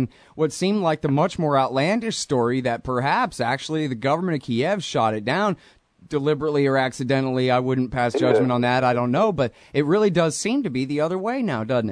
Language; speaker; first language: English; native; English